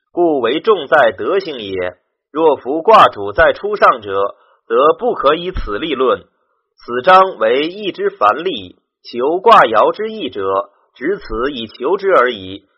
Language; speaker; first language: Chinese; native; Chinese